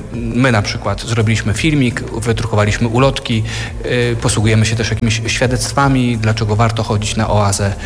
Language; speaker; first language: Polish; native; Polish